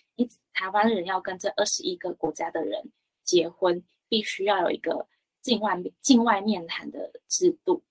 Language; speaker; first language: Chinese; native; Chinese